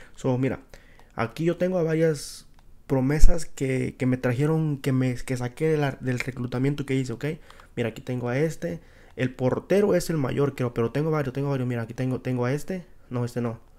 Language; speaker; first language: Spanish; native; Spanish